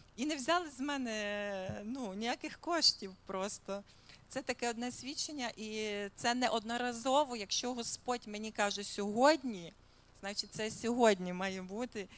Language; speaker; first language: Ukrainian; native; Ukrainian